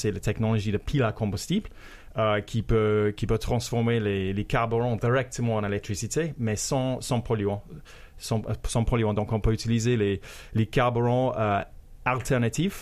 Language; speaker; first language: French; non-native, fluent; English